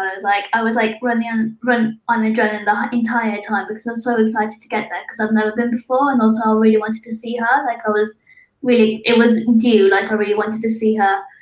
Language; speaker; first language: English; native; English